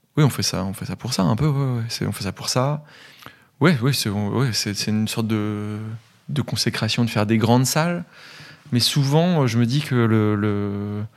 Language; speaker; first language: French; native; French